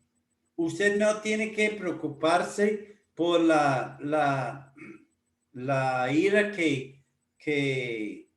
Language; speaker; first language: Spanish; non-native, fluent; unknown